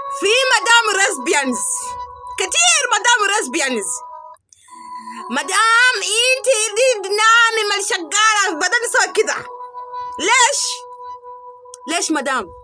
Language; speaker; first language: Arabic; non-native, learner; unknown